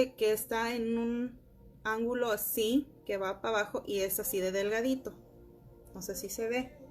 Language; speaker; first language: Spanish; early bilingual, heritage; Spanish